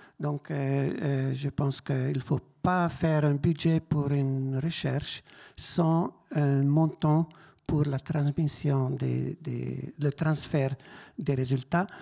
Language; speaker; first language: French; non-native, local second language; German